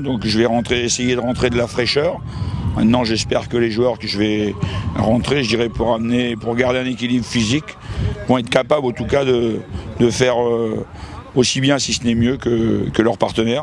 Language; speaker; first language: French; native; French